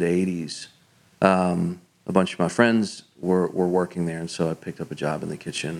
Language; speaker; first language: English; native; English